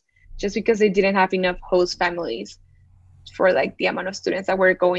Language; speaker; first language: English; non-native, fluent; Spanish